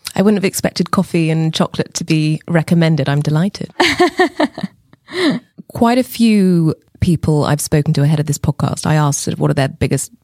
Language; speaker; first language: English; native; English